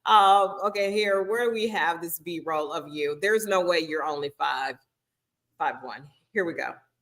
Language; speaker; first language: English; native; English